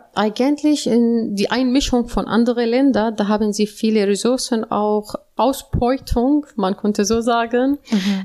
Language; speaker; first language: German; non-native, learner; Arabic